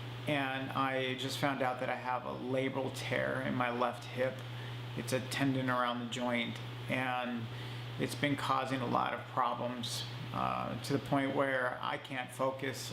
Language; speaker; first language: English; native; English